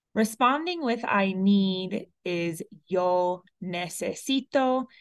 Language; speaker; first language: English; early bilingual, other home language; Spanish